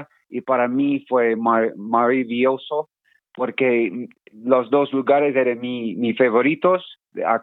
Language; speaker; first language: Spanish; non-native, learner; English